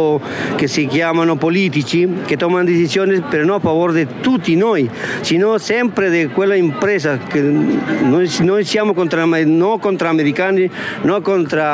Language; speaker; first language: Italian; non-native, learner; Spanish